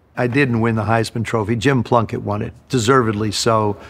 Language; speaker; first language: English; native; English